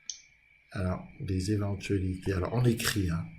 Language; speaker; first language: French; native; French